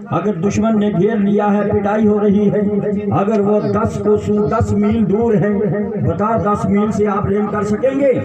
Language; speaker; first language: Urdu; non-native, local second language; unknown